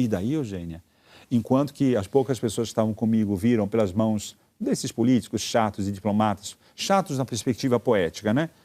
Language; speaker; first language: Portuguese; early bilingual, other home language; Italian